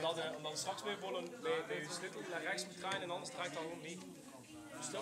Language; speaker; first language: Dutch; native; Dutch